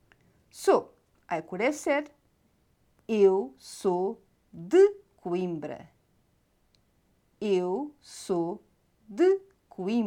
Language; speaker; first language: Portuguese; non-native, fluent; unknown